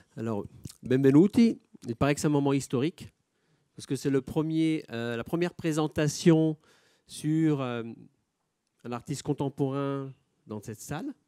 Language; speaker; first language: French; non-native, fluent; Italian